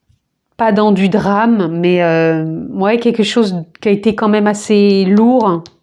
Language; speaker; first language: French; native; French